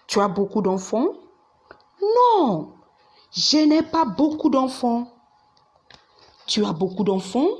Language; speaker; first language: French; non-native, learner; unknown